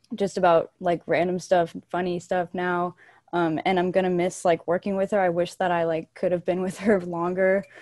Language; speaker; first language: English; native; English